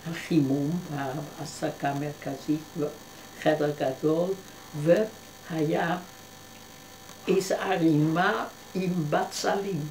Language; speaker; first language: Hebrew; non-native, fluent; Dutch